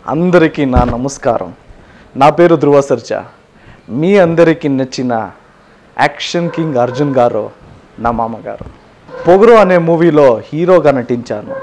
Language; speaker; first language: Telugu; non-native, learner; Kannada